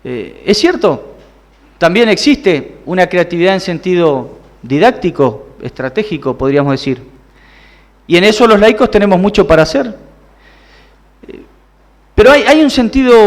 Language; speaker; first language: Spanish; native; Spanish